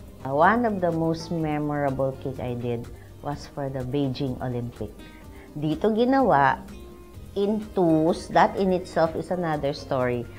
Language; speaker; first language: English; non-native, local second language; Filipino